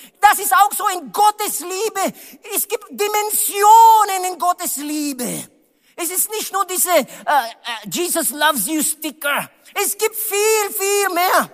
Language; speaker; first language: German; non-native, learner; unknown